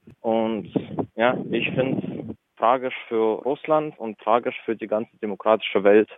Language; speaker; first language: German; early bilingual, other home language; Russian